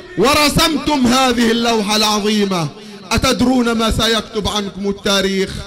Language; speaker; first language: Arabic; native; Arabic